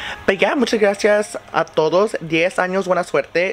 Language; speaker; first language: Spanish; early bilingual, heritage; Spanish